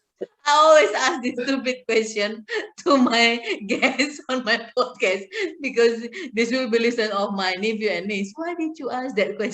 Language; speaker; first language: English; non-native, fluent; Indonesian